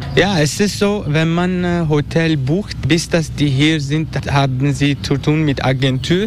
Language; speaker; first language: German; non-native, learner; Turkish